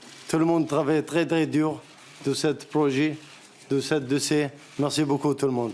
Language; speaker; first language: French; non-native, learner; Arabic